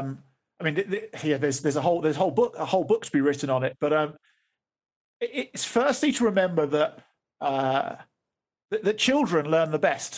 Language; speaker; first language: English; native; English